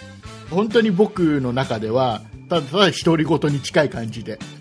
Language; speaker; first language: Japanese; native; Japanese